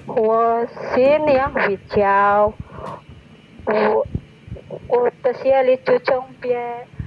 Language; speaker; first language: Chinese; non-native, learner; Javanese